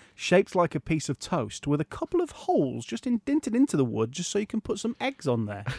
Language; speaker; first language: English; native; English